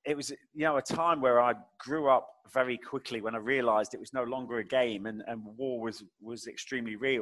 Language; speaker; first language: English; native; English